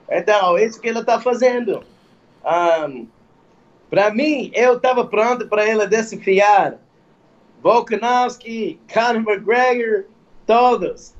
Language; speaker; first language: Portuguese; non-native, fluent; English